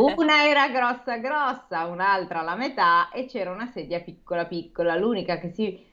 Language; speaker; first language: Italian; native; Italian